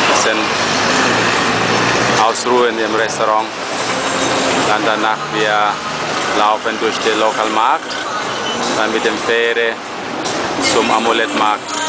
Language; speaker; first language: German; non-native, learner; Thai